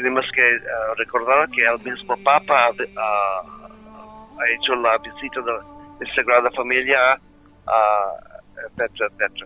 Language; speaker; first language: Spanish; non-native, fluent; English